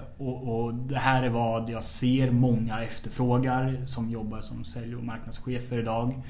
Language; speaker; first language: Swedish; native; Swedish